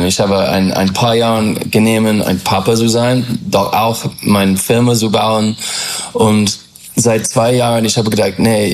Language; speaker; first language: German; non-native, fluent; English